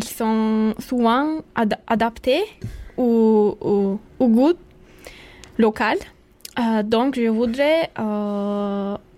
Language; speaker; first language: French; non-native, learner; Turkish